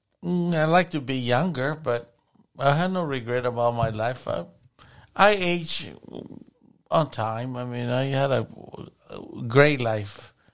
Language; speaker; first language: English; non-native, fluent; Spanish